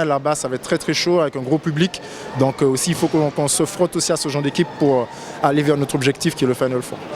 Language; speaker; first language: French; native; French